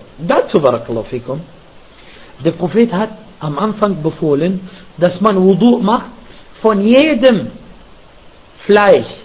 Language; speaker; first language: German; non-native, fluent; Arabic